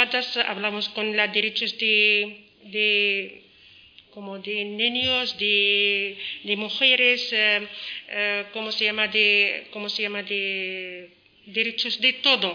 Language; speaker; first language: Spanish; non-native, learner; Arabic